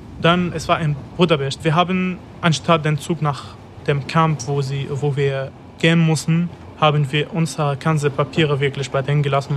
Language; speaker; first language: German; non-native, fluent; Arabic